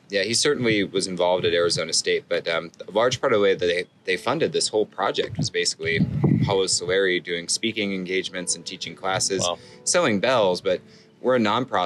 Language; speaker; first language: English; native; English